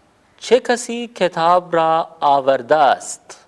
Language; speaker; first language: Persian; non-native, fluent; Urdu